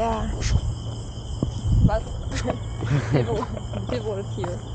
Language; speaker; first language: English; non-native, learner; Russian